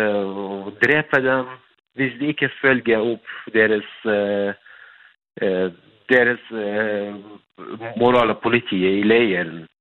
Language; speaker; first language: Danish; non-native, fluent; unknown